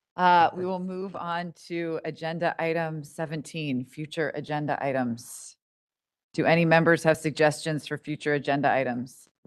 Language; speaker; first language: English; native; English